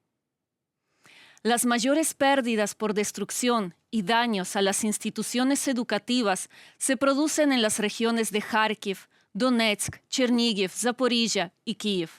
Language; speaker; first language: Spanish; non-native, fluent; Ukrainian